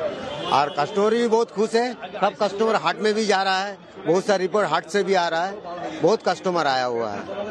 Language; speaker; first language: Hindi; non-native, local second language; Bangla